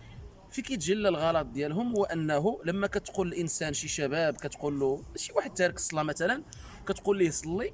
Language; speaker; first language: Arabic; native; Arabic